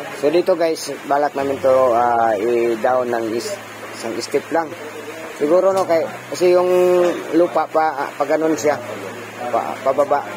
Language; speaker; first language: Filipino; non-native, local second language; Cebuano